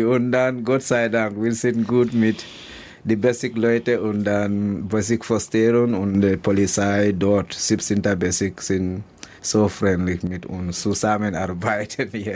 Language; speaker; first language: German; non-native, learner; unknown